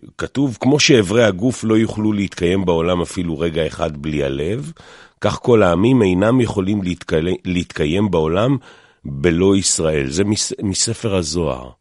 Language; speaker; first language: Hebrew; native; Hebrew